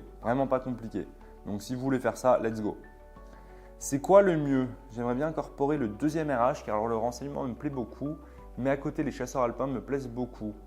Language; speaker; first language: French; native; French